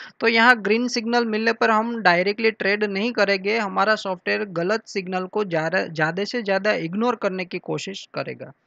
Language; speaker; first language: Hindi; non-native, local second language; Gujarati